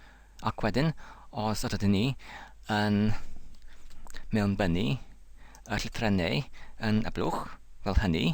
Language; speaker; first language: Welsh; non-native, fluent; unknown